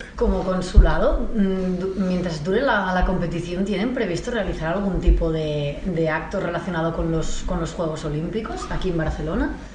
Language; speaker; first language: Spanish; non-native, local second language; Catalan